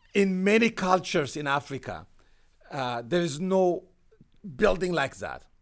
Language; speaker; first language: English; non-native, fluent; Amharic